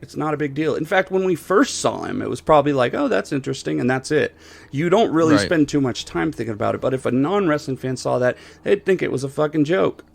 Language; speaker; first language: English; native; English